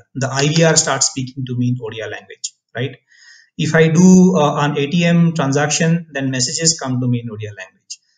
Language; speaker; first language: English; non-native, local second language; Odia